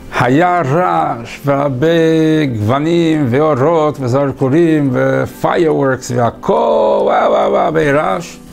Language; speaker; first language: Hebrew; early bilingual, heritage; English